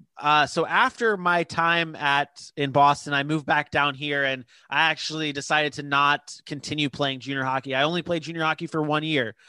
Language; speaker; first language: English; native; English